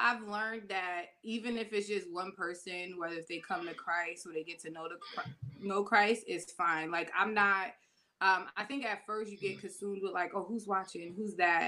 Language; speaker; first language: English; native; English